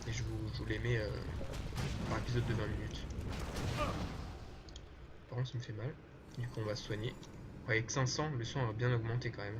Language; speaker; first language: French; native; French